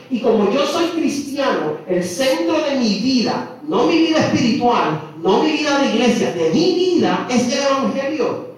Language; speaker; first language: Spanish; native; Spanish